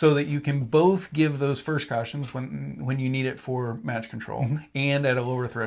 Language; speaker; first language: English; native; English